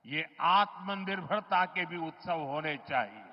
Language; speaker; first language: Hindi; non-native, local second language; Gujarati